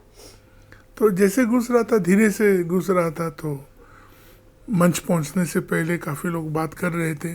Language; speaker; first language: Hindi; non-native, local second language; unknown